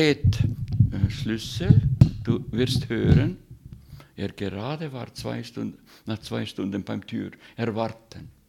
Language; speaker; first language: German; non-native, learner; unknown